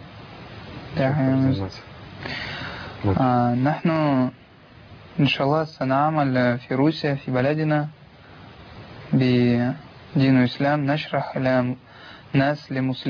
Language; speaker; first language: Arabic; non-native, learner; Russian